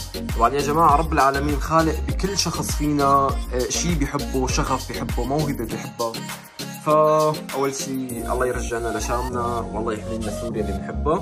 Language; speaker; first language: Arabic; native; Arabic